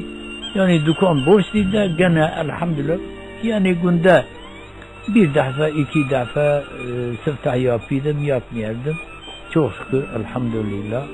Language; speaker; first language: Turkish; non-native, local second language; Kurdish